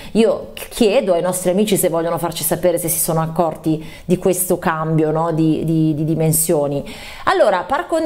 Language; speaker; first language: Italian; native; Italian